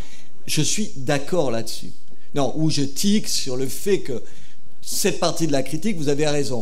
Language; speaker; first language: French; native; French